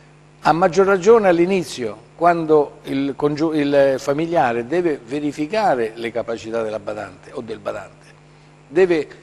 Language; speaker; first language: Italian; native; Italian